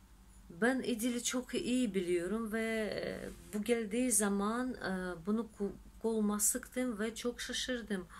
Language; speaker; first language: Turkish; non-native, fluent; Russian